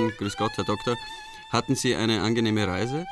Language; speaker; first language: German; native; German